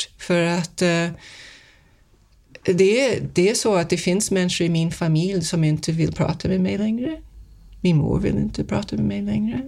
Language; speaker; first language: Swedish; non-native, fluent; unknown